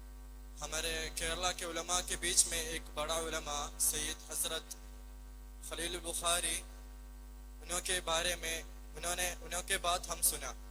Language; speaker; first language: Hindi; non-native, learner; Malayalam